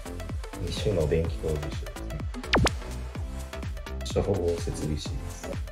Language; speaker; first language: Japanese; native; Japanese